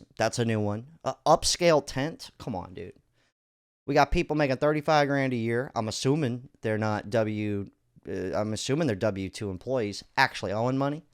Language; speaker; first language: English; native; English